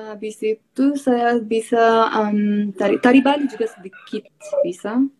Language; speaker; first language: Indonesian; non-native, fluent; Azerbaijani